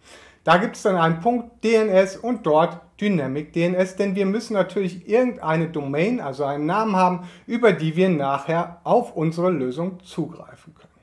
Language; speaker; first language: German; native; German